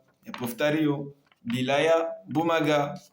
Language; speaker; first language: Russian; non-native, learner; French